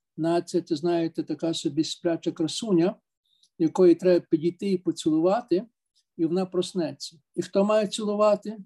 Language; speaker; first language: Ukrainian; native; Ukrainian